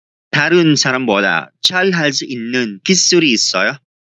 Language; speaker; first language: Korean; non-native, fluent; Filipino